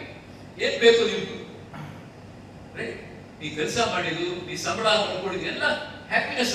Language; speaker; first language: Kannada; non-native, local second language; Telugu